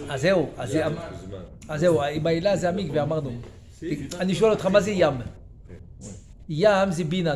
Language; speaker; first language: Hebrew; non-native, fluent; French